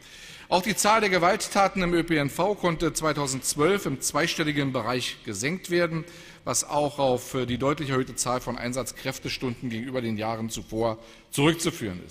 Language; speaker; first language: German; native; German